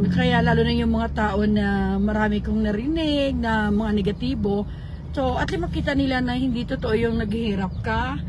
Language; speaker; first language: Filipino; native; Filipino